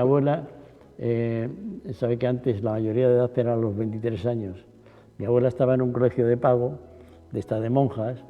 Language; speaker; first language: Spanish; native; Spanish